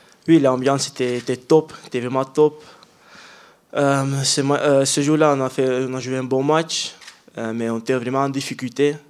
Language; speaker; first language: French; non-native, learner; Dutch